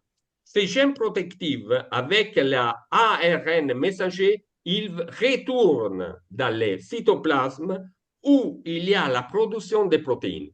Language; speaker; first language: French; non-native, fluent; Italian